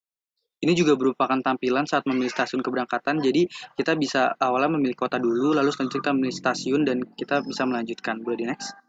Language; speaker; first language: Indonesian; native; Indonesian